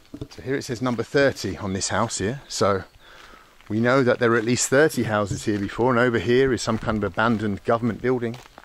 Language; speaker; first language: English; native; English